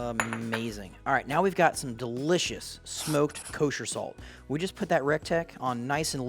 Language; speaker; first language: English; native; English